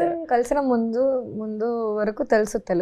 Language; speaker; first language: Telugu; non-native, local second language; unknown